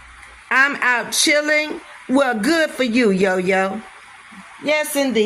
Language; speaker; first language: English; native; English